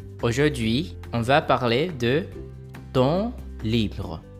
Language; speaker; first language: French; non-native, fluent; Portuguese